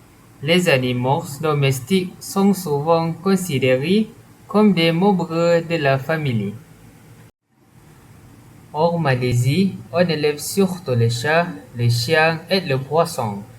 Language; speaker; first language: French; non-native, learner; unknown